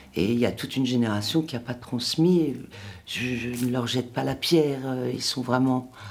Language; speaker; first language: French; non-native, local second language; Swiss German